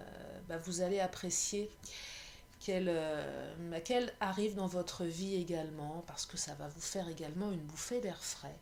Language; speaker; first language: French; native; French